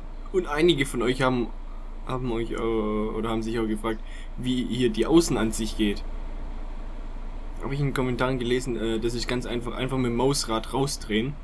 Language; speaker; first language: German; native; German